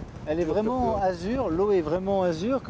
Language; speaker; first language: French; native; French